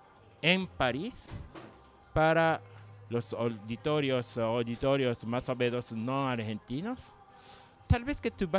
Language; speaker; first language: Spanish; non-native, learner; Japanese